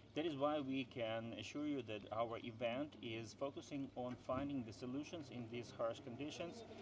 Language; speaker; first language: English; non-native, fluent; Ukrainian